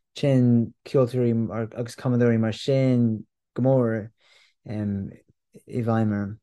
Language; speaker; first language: Irish; non-native, local second language; English